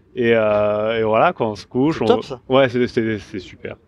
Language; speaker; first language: French; native; French